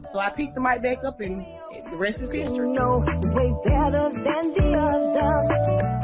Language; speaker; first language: English; native; English